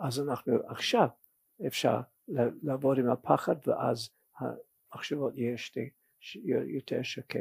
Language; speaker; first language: Hebrew; non-native, fluent; English